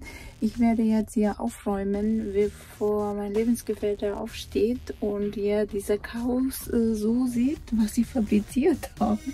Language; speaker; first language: German; non-native, fluent; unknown